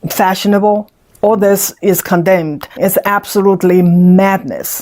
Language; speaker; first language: English; non-native, fluent; Chinese